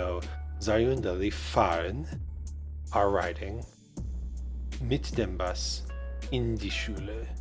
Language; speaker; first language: German; non-native, learner; English